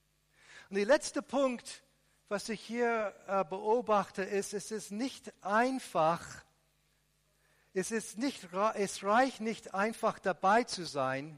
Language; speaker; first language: German; non-native, fluent; Arabic